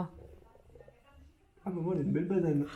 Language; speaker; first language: French; native; French